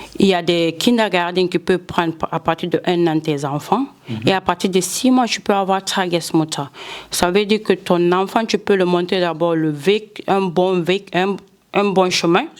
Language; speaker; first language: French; non-native, local second language; Fula